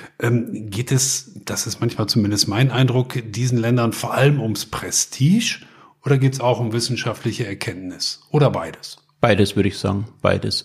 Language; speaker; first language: German; native; German